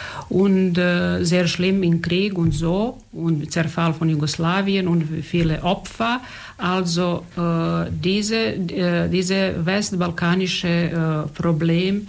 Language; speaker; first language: German; non-native, fluent; Serbian